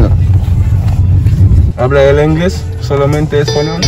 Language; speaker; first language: Spanish; non-native, learner; English